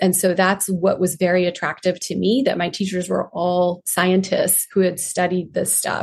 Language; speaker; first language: English; non-native, local second language; Hindi